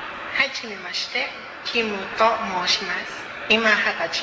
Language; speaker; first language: Japanese; non-native, learner; Cebuano